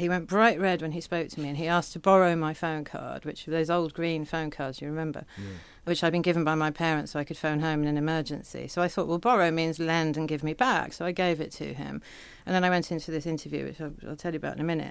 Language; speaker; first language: English; native; English